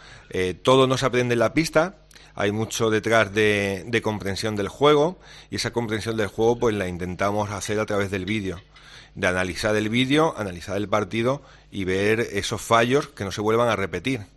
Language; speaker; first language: Spanish; native; Spanish